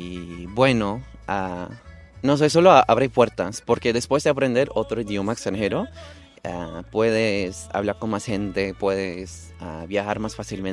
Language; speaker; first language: Spanish; non-native, fluent; English